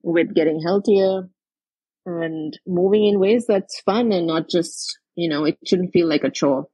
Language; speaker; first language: English; non-native, local second language; Tamil